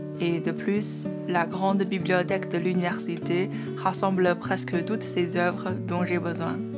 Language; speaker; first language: French; non-native, fluent; Chinese